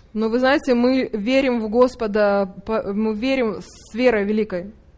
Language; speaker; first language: Russian; native; Russian